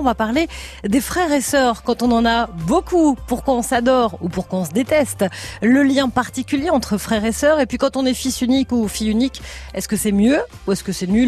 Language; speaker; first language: French; native; French